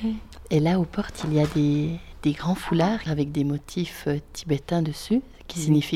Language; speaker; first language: French; native; French